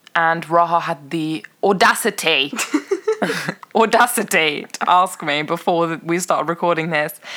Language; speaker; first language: English; early bilingual, other home language; Persian